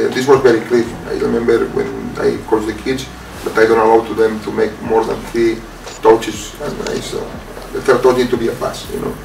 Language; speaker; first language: English; non-native, fluent; Spanish